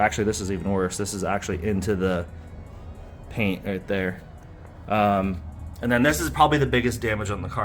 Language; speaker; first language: English; native; English